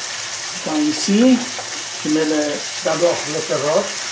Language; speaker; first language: French; non-native, fluent; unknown